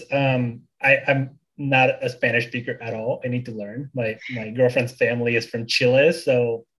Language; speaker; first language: English; early bilingual, other home language; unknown